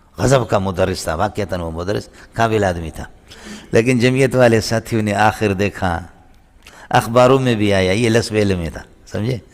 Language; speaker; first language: Urdu; non-native, local second language; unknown